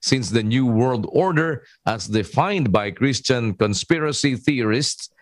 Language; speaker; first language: English; non-native, local second language; Filipino